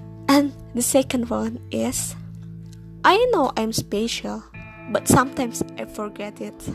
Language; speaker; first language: English; non-native, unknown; Indonesian